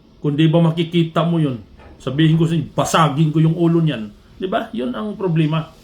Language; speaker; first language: Filipino; non-native, local second language; Cebuano